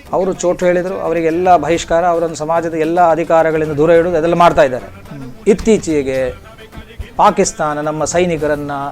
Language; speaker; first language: Kannada; non-native, local second language; Konkani